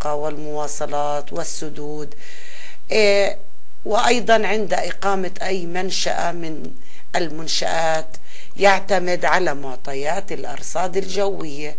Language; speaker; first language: Arabic; native; Arabic